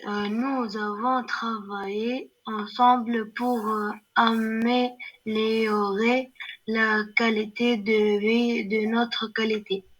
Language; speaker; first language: French; non-native, learner; Arabic